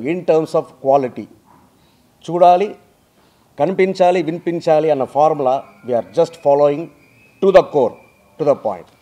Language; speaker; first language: Telugu; native; Telugu